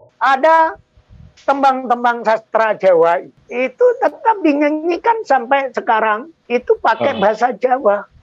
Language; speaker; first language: Indonesian; non-native, local second language; Madurese